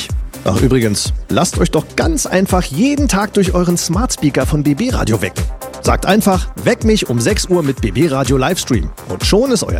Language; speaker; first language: German; native; German